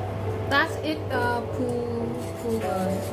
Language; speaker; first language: German; non-native, learner; Vietnamese